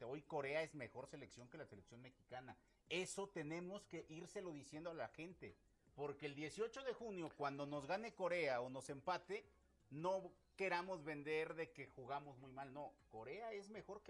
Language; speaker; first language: Spanish; native; Spanish